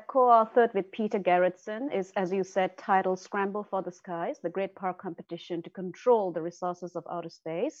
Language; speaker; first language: English; non-native, local second language; Assamese